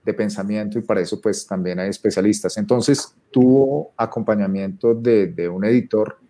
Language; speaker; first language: Spanish; native; Spanish